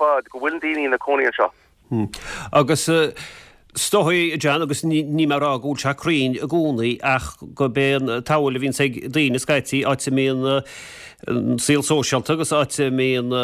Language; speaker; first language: Irish; native; Irish